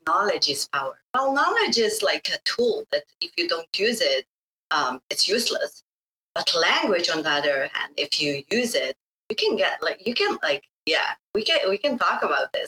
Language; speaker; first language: English; non-native, fluent; Bosnian